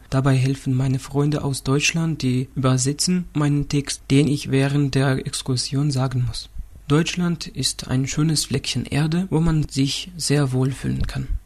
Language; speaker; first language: German; non-native, fluent; Russian